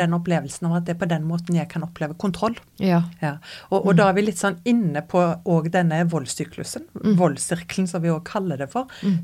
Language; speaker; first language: Norwegian; native; Norwegian